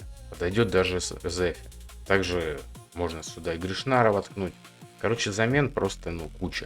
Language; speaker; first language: Russian; native; Russian